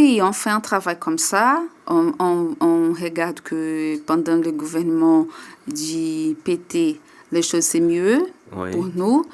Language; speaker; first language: French; non-native, learner; Portuguese